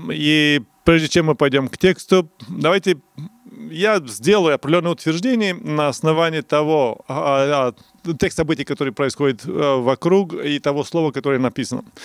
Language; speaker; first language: Russian; non-native, local second language; Romanian